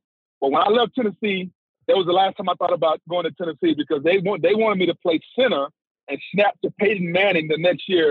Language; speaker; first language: English; native; English